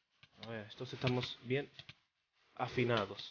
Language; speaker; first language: Spanish; native; Spanish